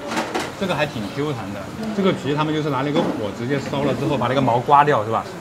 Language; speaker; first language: Chinese; native; Chinese